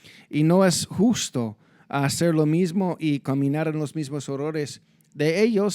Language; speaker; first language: Spanish; non-native, fluent; English